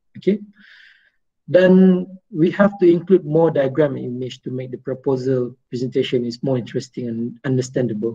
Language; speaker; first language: English; non-native, local second language; Malay